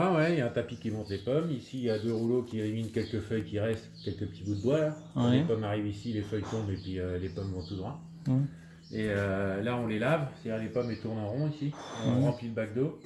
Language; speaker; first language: French; native; French